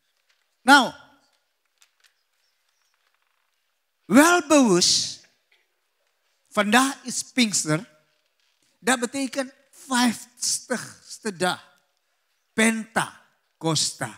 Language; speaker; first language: Dutch; non-native, learner; Indonesian